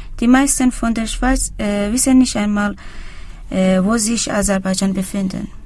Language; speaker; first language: German; non-native, learner; Persian